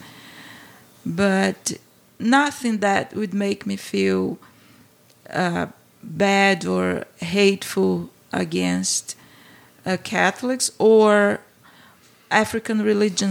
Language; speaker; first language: English; non-native, fluent; Portuguese